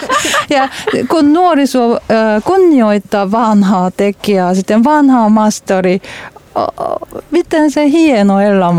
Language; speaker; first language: Finnish; non-native, learner; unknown